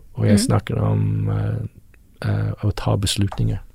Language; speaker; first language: Norwegian; non-native, fluent; English